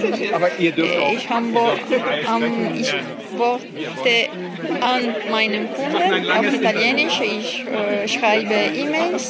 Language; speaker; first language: German; non-native, learner; Italian